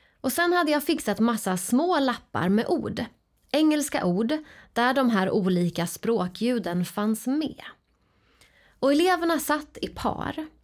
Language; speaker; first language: Swedish; native; Swedish